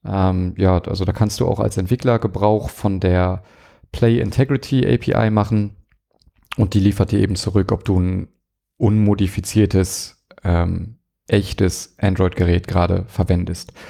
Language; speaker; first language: German; native; German